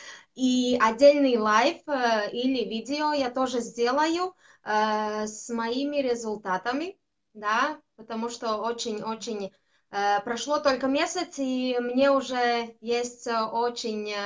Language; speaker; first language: Russian; non-native, local second language; Latvian